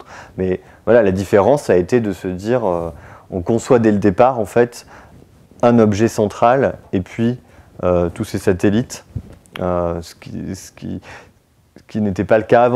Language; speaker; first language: French; native; French